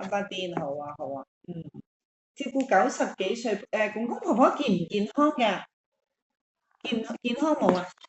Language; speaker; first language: Cantonese; native; Cantonese